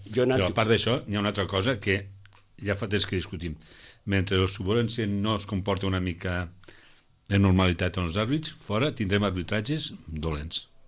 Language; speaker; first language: Catalan; native; Catalan